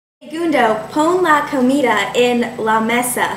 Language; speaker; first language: Spanish; non-native, learner; English